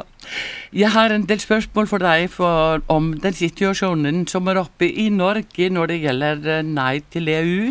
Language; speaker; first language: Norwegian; non-native, learner; Icelandic